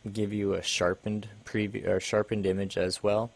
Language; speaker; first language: English; native; English